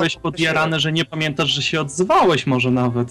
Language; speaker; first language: Polish; native; Polish